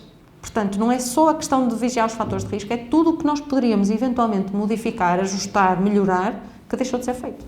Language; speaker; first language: Portuguese; native; Portuguese